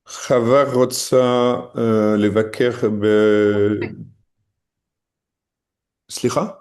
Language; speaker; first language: Hebrew; non-native, learner; French